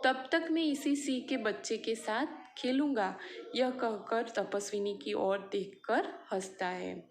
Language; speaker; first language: Hindi; non-native, local second language; Gujarati